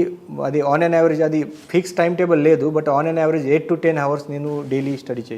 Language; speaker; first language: Telugu; non-native, fluent; Marathi